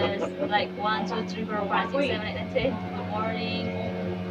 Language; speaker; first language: English; non-native, learner; Indonesian